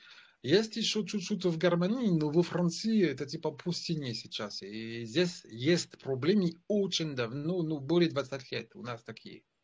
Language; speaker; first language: Russian; non-native, fluent; French